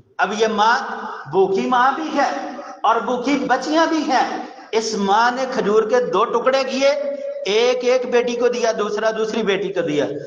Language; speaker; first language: Urdu; non-native, local second language; Punjabi